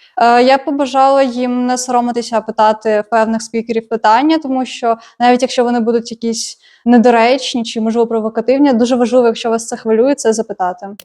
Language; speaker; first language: Ukrainian; native; Ukrainian